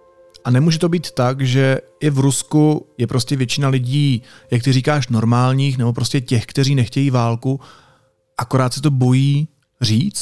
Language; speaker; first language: Czech; native; Czech